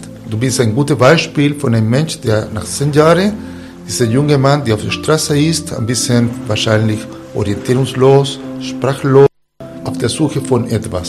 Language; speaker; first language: German; non-native, fluent; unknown